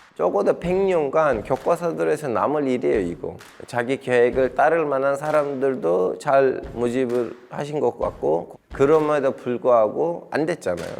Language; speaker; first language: Korean; non-native, fluent; Turkish